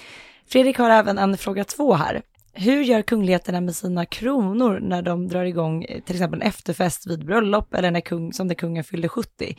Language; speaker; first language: Swedish; native; Swedish